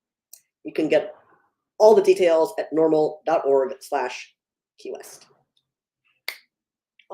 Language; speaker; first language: English; native; English